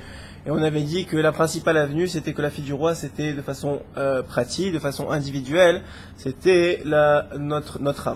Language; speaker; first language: French; native; French